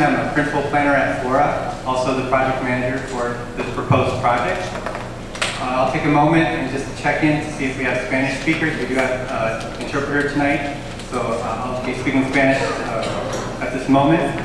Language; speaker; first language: English; native; English